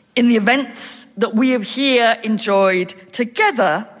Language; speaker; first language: English; native; English